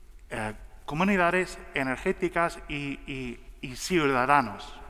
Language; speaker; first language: Spanish; non-native, learner; English